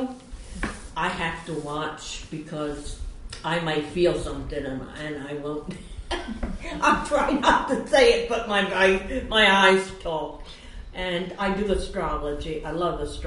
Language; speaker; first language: English; early bilingual, other home language; Swedish